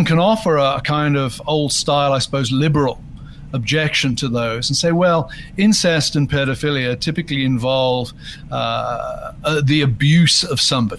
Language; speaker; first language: English; native; English